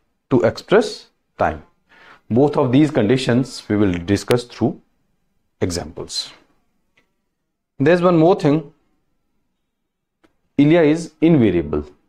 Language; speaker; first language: English; non-native, local second language; Hindi